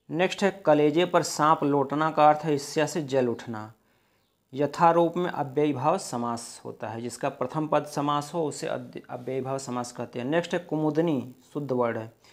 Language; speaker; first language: Hindi; native; Hindi